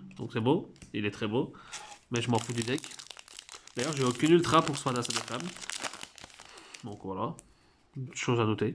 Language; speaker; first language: French; native; French